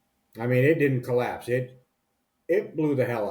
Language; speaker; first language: English; native; English